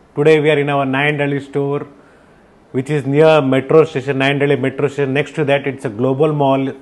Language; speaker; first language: English; non-native, local second language; Kannada